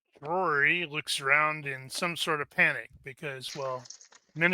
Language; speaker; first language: English; native; English